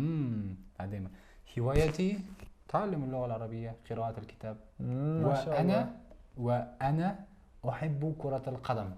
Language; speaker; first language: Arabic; non-native, fluent; Kazakh